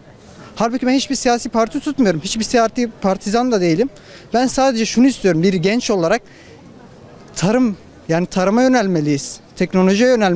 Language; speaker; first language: Turkish; native; Turkish